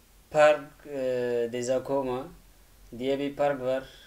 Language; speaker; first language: Turkish; non-native, fluent; Arabic